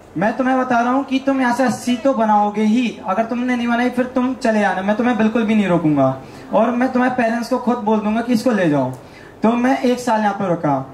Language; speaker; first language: Hindi; native; Hindi